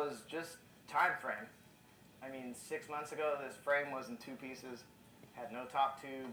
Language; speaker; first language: English; native; English